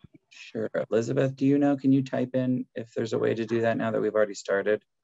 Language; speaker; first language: English; native; English